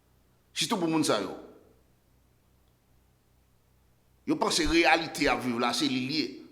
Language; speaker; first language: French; non-native, local second language; Haitian Creole